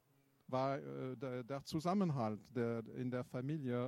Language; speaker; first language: German; non-native, fluent; French